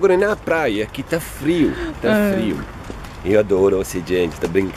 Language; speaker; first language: Portuguese; non-native, learner; Italian